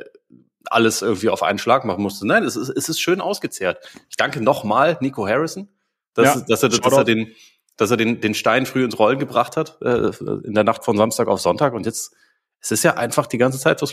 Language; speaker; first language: German; native; German